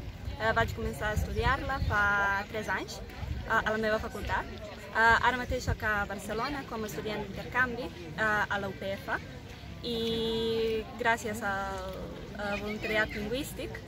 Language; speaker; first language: Catalan; non-native, learner; Serbian